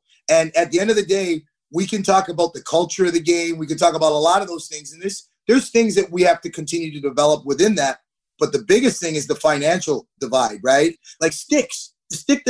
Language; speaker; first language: English; native; English